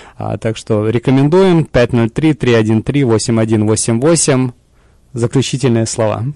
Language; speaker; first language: Russian; early bilingual, heritage; Russian